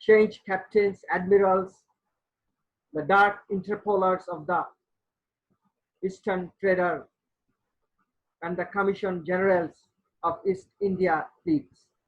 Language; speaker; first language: English; non-native, local second language; Bangla